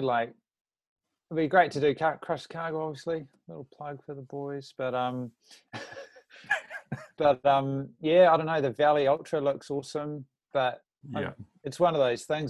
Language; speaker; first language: English; native; English